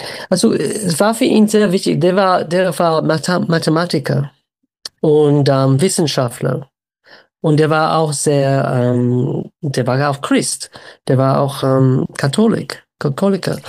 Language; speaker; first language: German; non-native, fluent; English